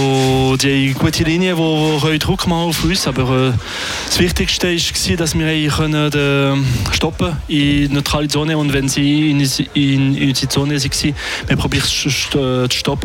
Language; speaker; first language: German; non-native, local second language; French